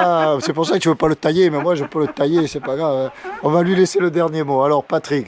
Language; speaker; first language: French; native; French